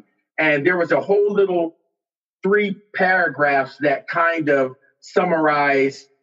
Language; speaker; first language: English; native; English